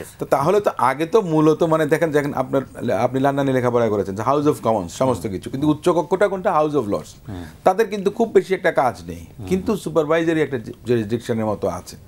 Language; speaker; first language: Bangla; native; Bangla